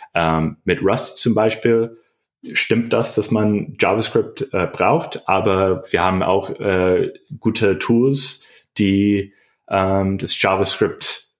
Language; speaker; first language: German; non-native, learner; English